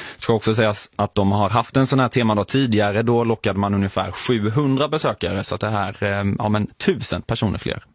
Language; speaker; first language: Swedish; native; Swedish